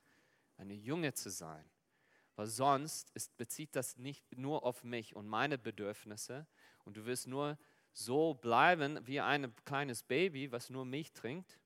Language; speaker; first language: German; non-native, fluent; Afrikaans